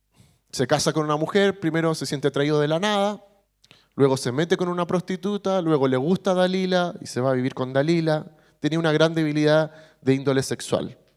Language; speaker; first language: Spanish; native; Spanish